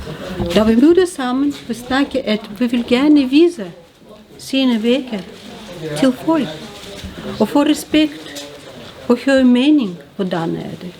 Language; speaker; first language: Danish; non-native, learner; Russian